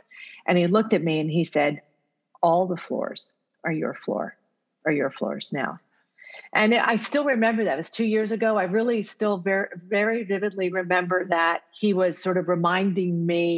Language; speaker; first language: English; early bilingual, other home language; Italian